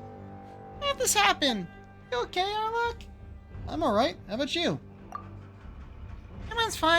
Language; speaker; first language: English; native; English